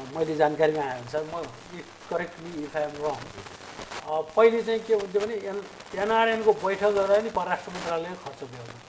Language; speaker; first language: Nepali; native; Nepali